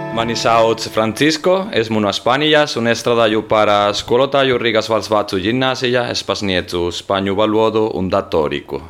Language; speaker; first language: Latvian; non-native, fluent; Spanish